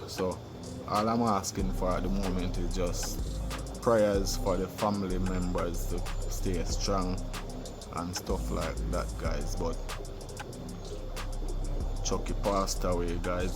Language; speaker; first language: English; native; English